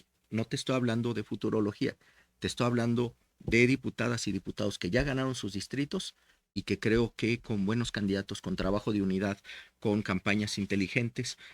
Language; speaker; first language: Spanish; native; Spanish